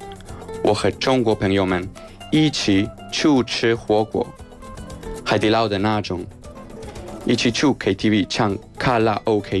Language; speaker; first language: Chinese; non-native, fluent; Spanish